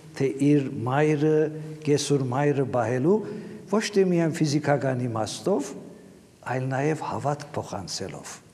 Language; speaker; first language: Armenian; early bilingual, heritage; Armenian